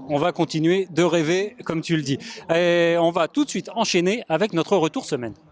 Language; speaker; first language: French; native; French